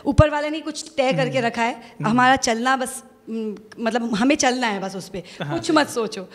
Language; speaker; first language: Hindi; native; Hindi